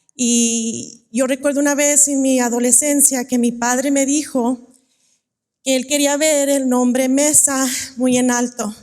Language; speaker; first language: Spanish; early bilingual, other home language; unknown